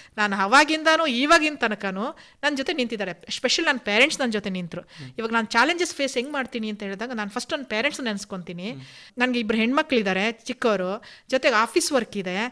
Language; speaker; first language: Kannada; non-native, local second language; Kodava